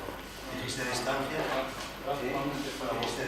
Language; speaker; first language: Spanish; native; Spanish